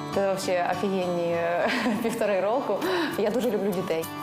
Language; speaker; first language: Ukrainian; native; Ukrainian